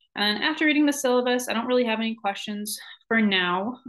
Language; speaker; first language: English; native; English